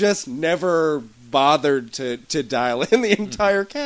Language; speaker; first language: English; native; English